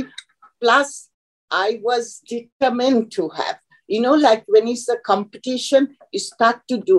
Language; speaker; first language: English; non-native, local second language; Bangla